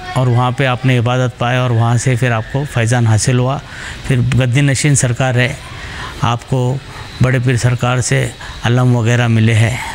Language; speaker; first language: Hindi; native; Hindi